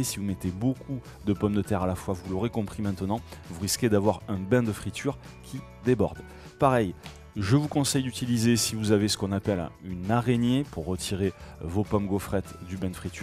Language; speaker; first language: French; native; French